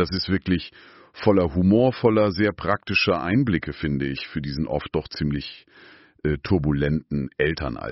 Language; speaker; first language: German; native; German